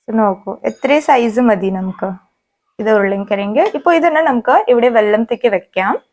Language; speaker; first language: Malayalam; non-native, learner; Hindi